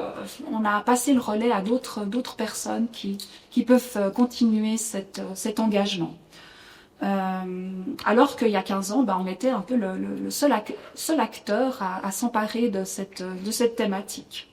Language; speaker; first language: French; native; French